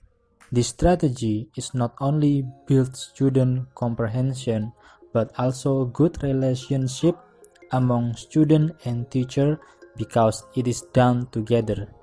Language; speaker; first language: English; non-native, learner; Indonesian